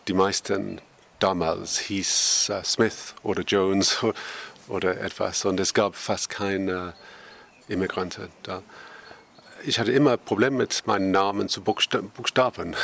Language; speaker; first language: German; non-native, learner; English